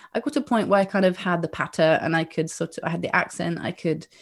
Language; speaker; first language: English; native; English